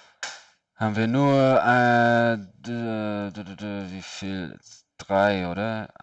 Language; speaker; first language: German; non-native, learner; English